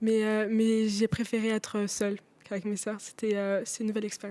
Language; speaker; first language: French; non-native, local second language; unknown